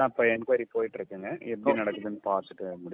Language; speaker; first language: Tamil; native; Tamil